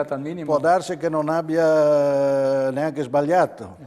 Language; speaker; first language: Italian; native; Italian